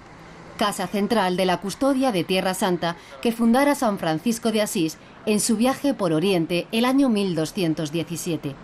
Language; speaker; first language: Spanish; native; Spanish